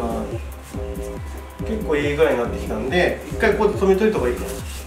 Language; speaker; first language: Japanese; native; Japanese